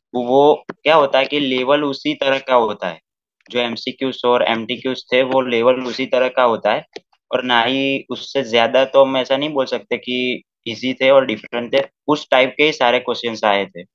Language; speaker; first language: Hindi; non-native, local second language; Gujarati